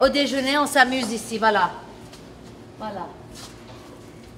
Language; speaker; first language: French; non-native, learner; English